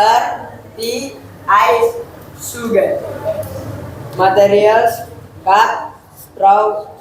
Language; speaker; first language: English; non-native, learner; Indonesian